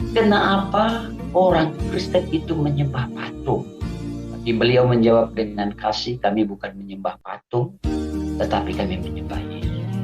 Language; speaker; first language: Indonesian; non-native, local second language; Achinese